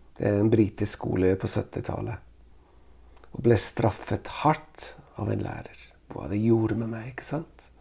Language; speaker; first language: Norwegian; non-native, fluent; Italian